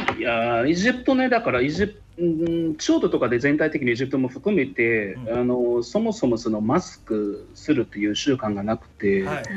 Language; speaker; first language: Japanese; non-native, fluent; Arabic